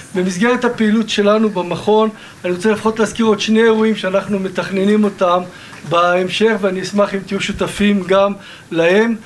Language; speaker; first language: Hebrew; native; Hebrew